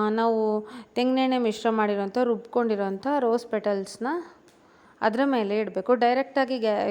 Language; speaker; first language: Kannada; non-native, local second language; Tulu